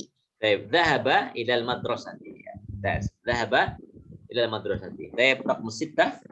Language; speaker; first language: Arabic; non-native, fluent; Indonesian